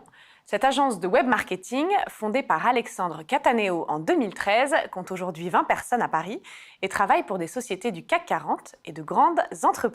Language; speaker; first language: French; native; French